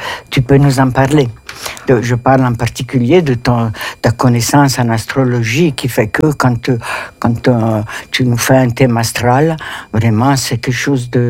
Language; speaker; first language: French; native; French